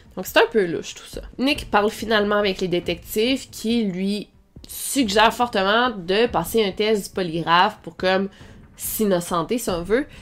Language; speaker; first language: French; native; French